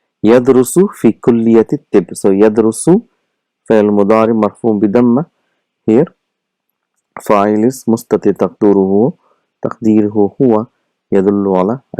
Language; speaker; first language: Arabic; non-native, fluent; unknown